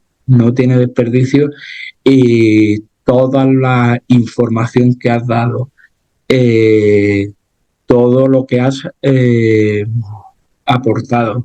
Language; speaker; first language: Spanish; native; Spanish